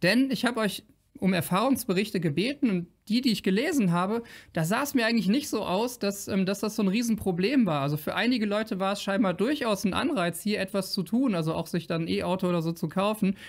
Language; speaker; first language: German; native; German